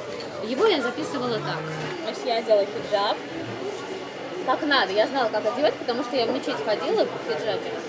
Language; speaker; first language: Russian; native; Russian